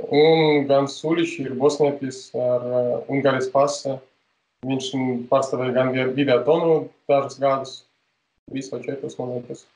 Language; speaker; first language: Latvian; non-native, local second language; Russian